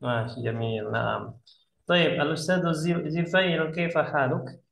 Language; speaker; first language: Arabic; non-native, fluent; Indonesian